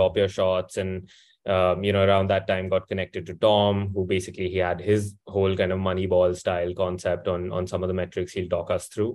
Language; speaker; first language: English; non-native, local second language; Hindi